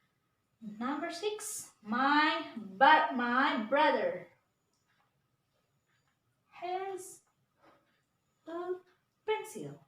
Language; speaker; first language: English; non-native, learner; Indonesian